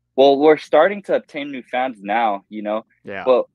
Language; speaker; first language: English; native; English